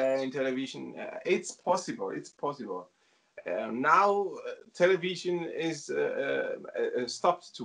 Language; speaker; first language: English; non-native, learner; Italian